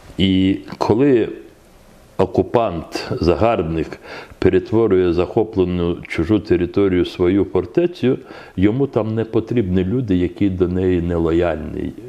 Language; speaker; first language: Ukrainian; non-native, local second language; Crimean Tatar